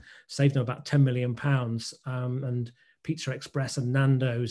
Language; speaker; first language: English; native; English